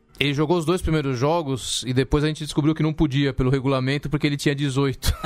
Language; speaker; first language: Portuguese; early bilingual, other home language; Spanish